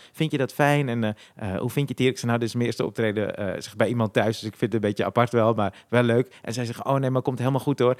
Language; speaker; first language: Dutch; native; Dutch